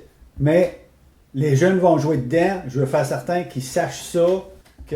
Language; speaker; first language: French; native; French